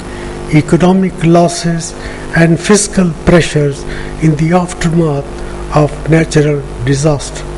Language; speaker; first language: English; non-native, local second language; Punjabi